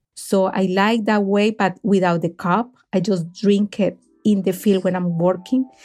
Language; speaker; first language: English; non-native, fluent; Spanish